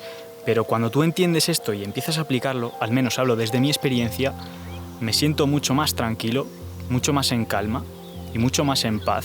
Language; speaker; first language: Spanish; native; Spanish